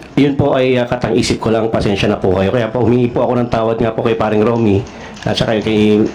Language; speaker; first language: Filipino; non-native, local second language; Cebuano